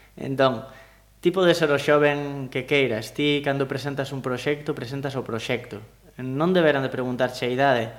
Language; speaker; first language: Galician; native; Galician